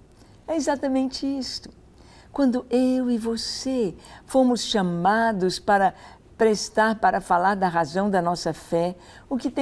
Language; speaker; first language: Portuguese; native; Portuguese